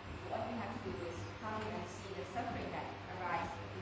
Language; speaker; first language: English; non-native, fluent; Thai